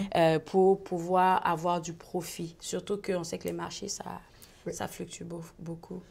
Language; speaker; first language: French; native; French